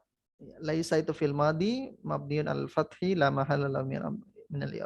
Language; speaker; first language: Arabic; non-native, fluent; Indonesian